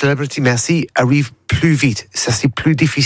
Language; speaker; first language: French; non-native, learner; English